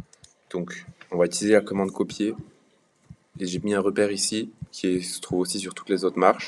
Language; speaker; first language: French; native; French